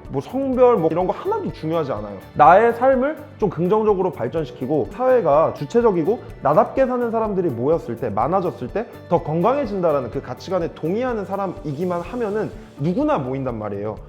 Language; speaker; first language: Korean; native; Korean